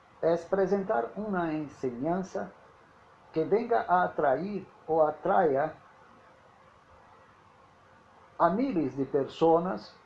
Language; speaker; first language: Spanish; non-native, learner; Portuguese